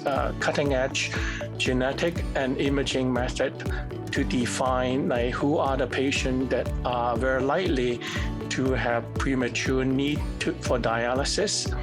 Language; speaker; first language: English; non-native, fluent; Cantonese